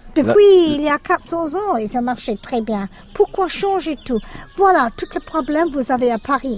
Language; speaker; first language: French; non-native, fluent; English